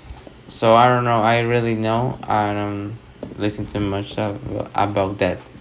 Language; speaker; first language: English; non-native, learner; Spanish